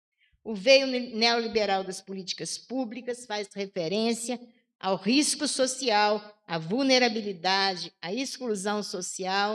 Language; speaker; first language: Portuguese; native; Portuguese